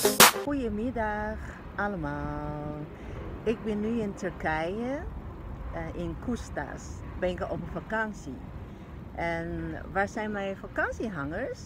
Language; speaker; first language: Dutch; non-native, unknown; Chinese